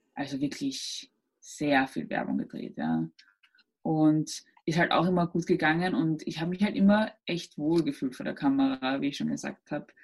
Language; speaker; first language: German; native; German